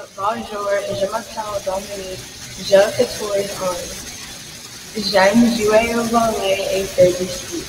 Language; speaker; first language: French; non-native, learner; English